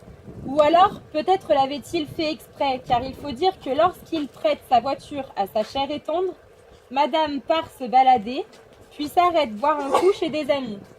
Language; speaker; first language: French; native; French